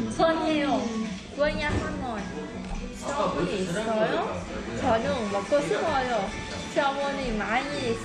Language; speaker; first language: Korean; non-native, learner; Vietnamese